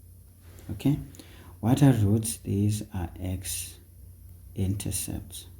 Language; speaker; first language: English; non-native, local second language; Xhosa